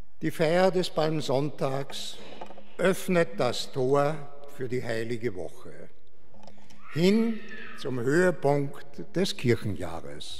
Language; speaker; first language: German; native; German